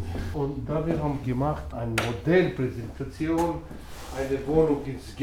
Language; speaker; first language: German; non-native, learner; Russian